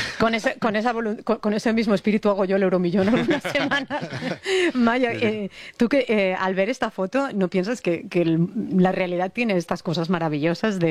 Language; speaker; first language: Spanish; native; Spanish